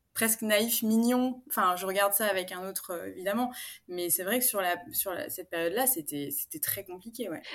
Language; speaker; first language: French; native; French